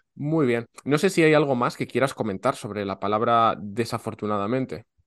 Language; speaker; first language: Spanish; native; Spanish